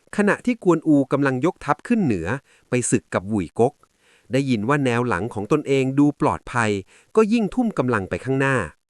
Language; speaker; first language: Thai; native; Thai